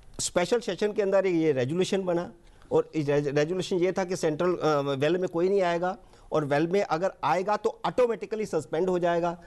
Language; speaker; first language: Hindi; native; Hindi